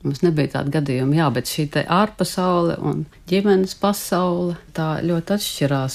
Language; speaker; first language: Latvian; native; Latvian